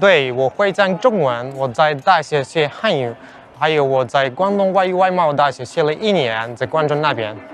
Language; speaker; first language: Chinese; non-native, learner; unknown